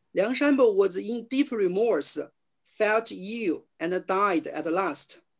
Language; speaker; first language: English; non-native, learner; Chinese